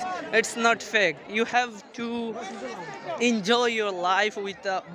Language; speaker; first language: English; non-native, learner; Bangla